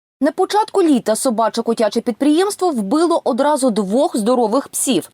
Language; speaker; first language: Ukrainian; native; Ukrainian